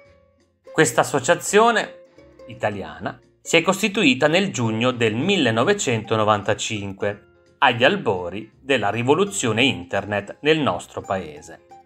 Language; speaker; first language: Italian; native; Italian